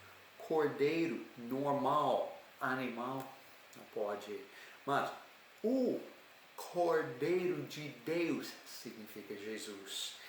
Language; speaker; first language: Portuguese; non-native, learner; English